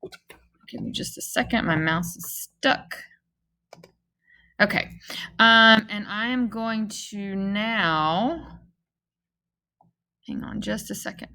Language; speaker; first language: English; native; English